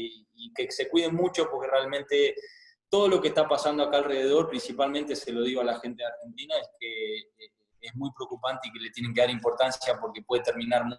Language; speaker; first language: Spanish; native; Spanish